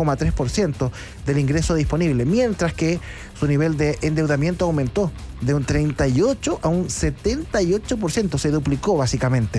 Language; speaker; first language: Spanish; native; Spanish